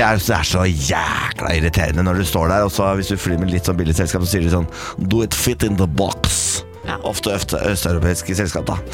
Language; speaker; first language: Norwegian; native; Norwegian